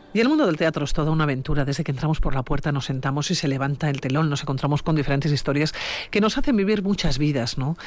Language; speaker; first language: Spanish; native; Spanish